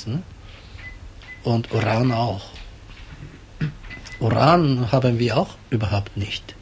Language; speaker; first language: German; non-native, fluent; Japanese